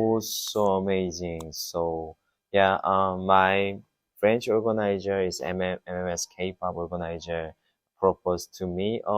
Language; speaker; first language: English; non-native, learner; Korean